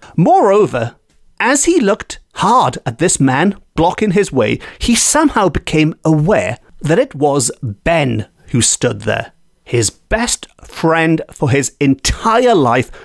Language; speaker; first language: English; native; English